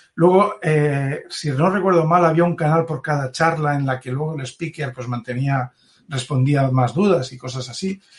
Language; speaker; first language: Spanish; native; Spanish